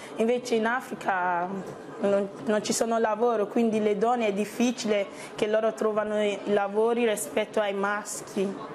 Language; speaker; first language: Italian; non-native, fluent; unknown